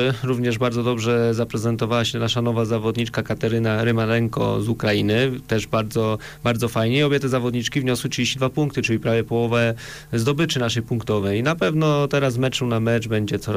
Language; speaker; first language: Polish; native; Polish